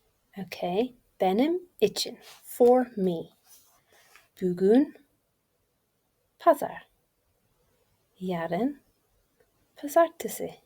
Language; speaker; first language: Turkish; non-native, learner; English